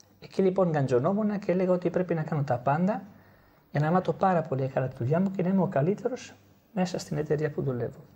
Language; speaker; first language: Greek; non-native, fluent; Italian